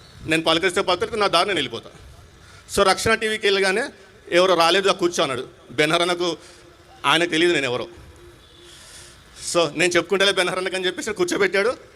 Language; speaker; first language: Telugu; non-native, local second language; Hindi